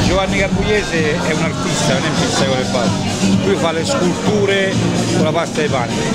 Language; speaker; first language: Italian; native; Italian